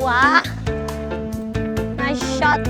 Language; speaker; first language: English; non-native, fluent; Indonesian